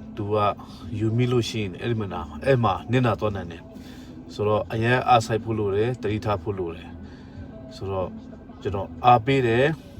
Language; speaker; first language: Burmese; non-native, local second language; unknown